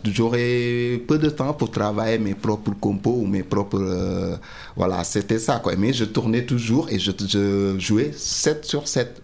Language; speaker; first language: French; non-native, local second language; Wolof